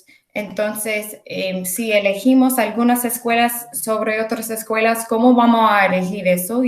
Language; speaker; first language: Spanish; early bilingual, heritage; English